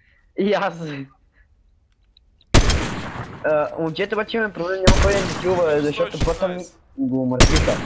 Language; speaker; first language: Bulgarian; native; Bulgarian